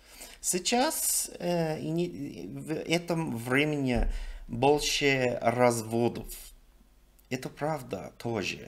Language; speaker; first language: Russian; non-native, learner; English